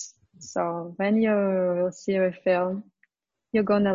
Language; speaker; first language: English; non-native, fluent; Russian